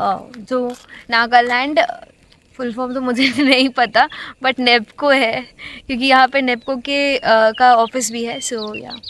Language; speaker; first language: Hindi; native; Hindi